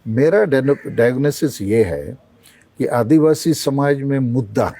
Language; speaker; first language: Hindi; non-native, local second language; Santali